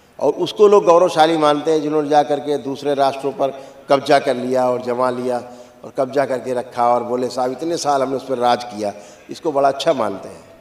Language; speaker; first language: Hindi; native; Hindi